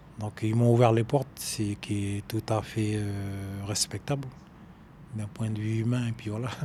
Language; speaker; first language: French; native; French